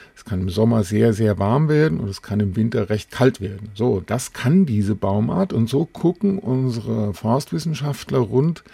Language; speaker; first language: German; native; German